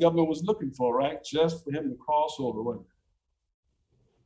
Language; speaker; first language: English; native; English